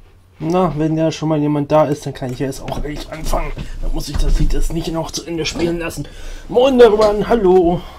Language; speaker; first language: German; native; German